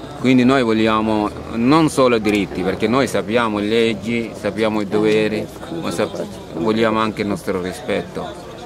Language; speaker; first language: Italian; non-native, fluent; Arabic